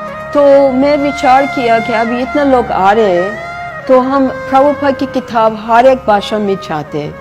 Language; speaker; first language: Hindi; non-native, fluent; English